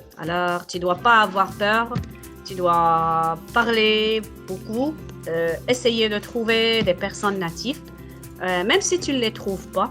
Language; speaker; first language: French; non-native, local second language; Arabic